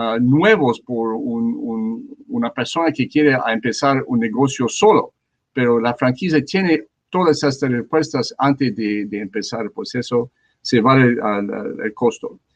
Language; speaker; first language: Spanish; non-native, learner; French